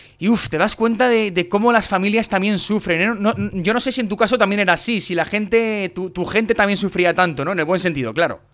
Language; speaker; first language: Spanish; native; Spanish